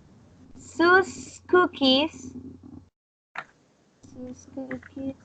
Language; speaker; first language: English; non-native, learner; Spanish